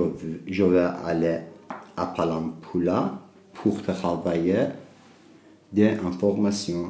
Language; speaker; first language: French; non-native, learner; Persian